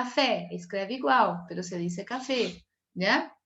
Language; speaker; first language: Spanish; non-native, fluent; Portuguese